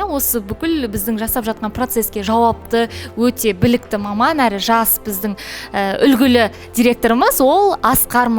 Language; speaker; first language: Kazakh; native; Kazakh